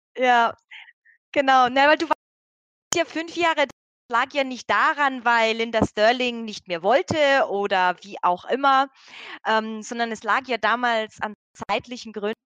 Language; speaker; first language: German; native; German